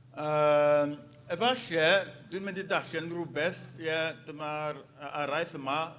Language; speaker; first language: Welsh; non-native, fluent; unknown